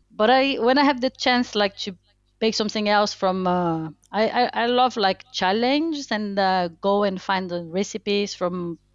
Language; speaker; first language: English; non-native, fluent; Portuguese